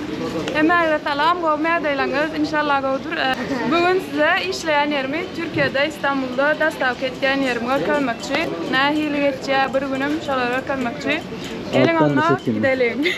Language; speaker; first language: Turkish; non-native, learner; Turkmen